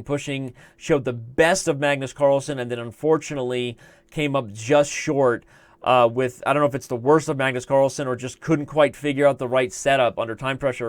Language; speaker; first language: English; native; English